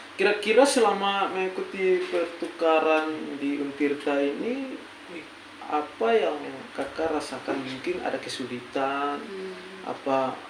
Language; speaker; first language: Indonesian; native; Indonesian